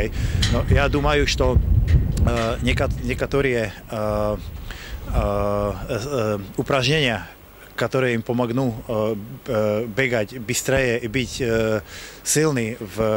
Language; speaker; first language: Russian; non-native, learner; Slovak